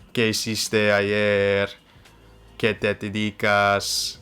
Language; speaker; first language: Spanish; non-native, learner; English